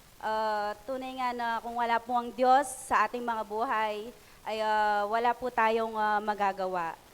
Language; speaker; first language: Filipino; non-native, local second language; Pampanga